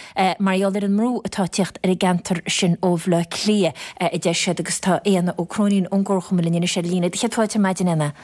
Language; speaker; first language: Irish; native; Irish